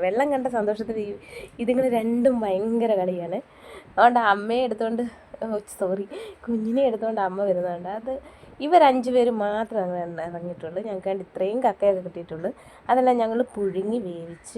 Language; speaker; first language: Malayalam; native; Malayalam